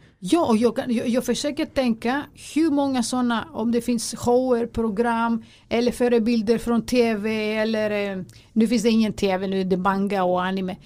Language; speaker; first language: Swedish; early bilingual, other home language; Greek